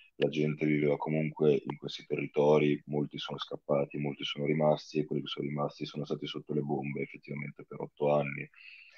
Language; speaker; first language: Italian; non-native, fluent; Russian